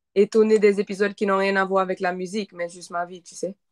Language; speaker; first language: French; non-native, local second language; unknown